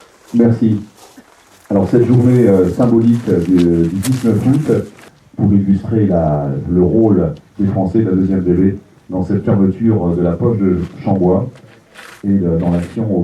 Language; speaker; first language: French; native; French